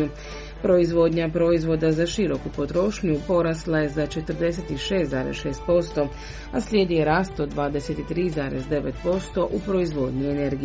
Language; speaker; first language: Croatian; native; Croatian